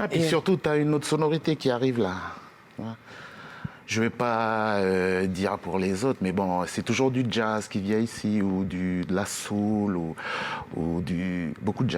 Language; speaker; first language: French; native; French